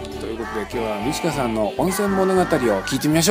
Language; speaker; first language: Japanese; native; Japanese